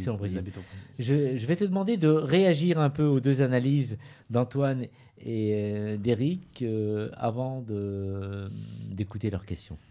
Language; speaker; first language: French; native; French